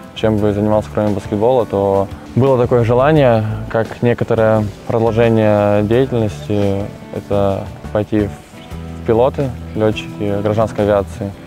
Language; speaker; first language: Russian; native; Russian